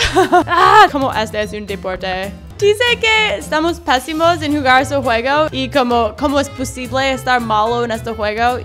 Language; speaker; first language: Spanish; non-native, learner; English